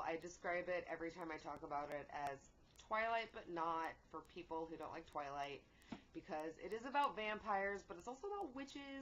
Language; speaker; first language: English; native; English